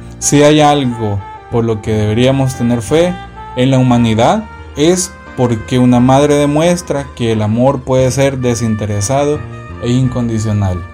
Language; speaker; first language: Spanish; native; Spanish